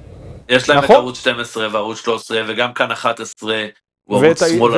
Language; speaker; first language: Hebrew; native; Hebrew